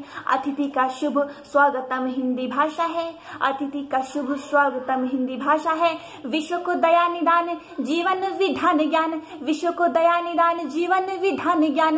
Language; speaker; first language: Hindi; native; Hindi